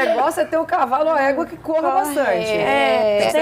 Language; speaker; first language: Portuguese; native; Portuguese